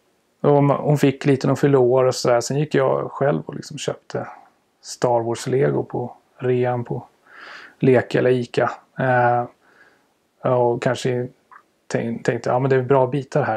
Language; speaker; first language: Swedish; native; Swedish